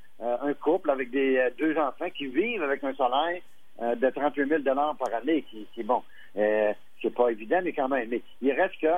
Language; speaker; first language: French; native; French